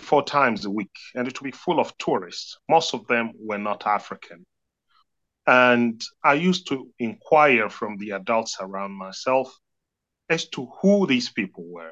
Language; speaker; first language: English; non-native, fluent; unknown